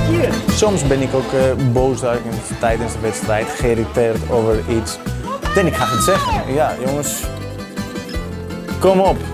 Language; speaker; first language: Dutch; non-native, fluent; Greek